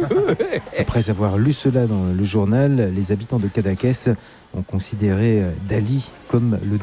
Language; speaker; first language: French; native; French